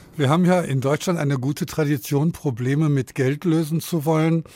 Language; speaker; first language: German; native; German